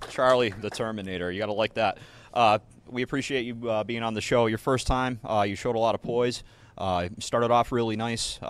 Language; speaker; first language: English; native; English